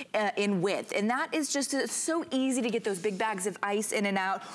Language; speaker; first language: English; native; English